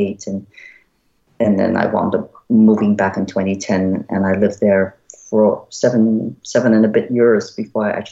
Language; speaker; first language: English; non-native, local second language; Cantonese